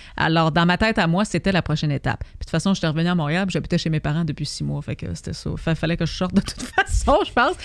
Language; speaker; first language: French; native; French